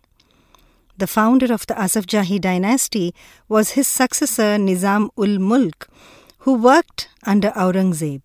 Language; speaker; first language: English; non-native, local second language; Telugu